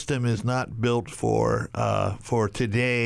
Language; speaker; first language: English; native; English